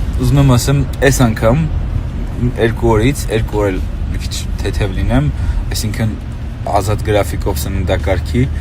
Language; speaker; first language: Armenian; native; Armenian